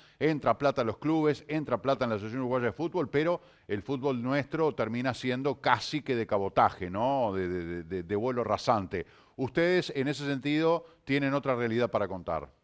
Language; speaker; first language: Spanish; native; Spanish